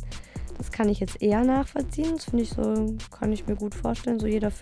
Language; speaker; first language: German; native; German